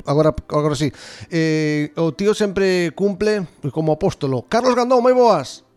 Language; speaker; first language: Galician; native; Galician